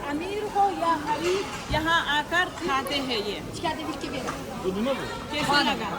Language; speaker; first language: Hindi; non-native, fluent; Uzbek